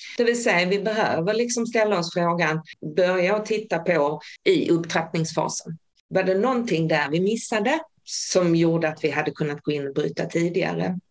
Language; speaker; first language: Swedish; native; Swedish